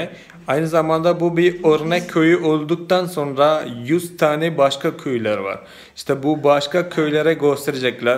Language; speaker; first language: Turkish; non-native, fluent; Malayalam